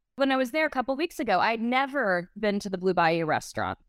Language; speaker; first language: English; native; English